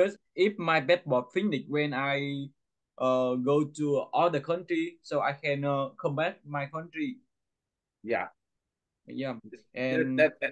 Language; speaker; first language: English; non-native, learner; Vietnamese